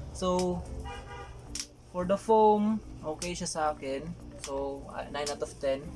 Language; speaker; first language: Filipino; non-native, local second language; Cebuano